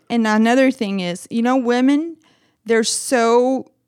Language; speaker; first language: English; non-native, fluent; Portuguese